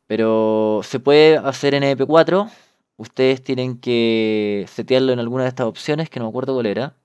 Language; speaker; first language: Spanish; native; Spanish